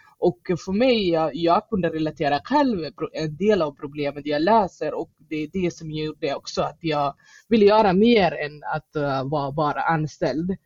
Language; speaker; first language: Swedish; non-native, fluent; Somali